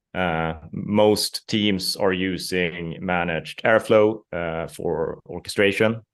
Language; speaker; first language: English; non-native, fluent; Swedish